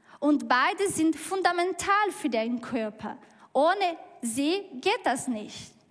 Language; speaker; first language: German; non-native, learner; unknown